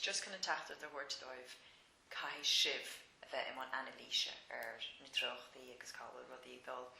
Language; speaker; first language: Irish; non-native, local second language; English